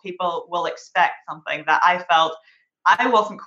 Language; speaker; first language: English; native; English